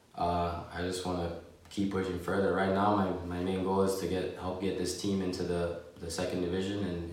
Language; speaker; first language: English; native; English